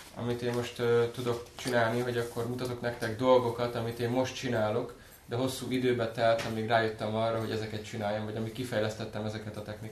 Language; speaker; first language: Hungarian; native; Hungarian